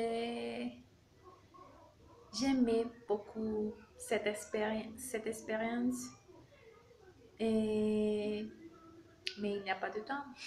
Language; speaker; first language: French; non-native, learner; Spanish